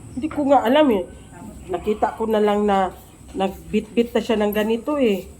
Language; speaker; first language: Filipino; non-native, local second language; Cebuano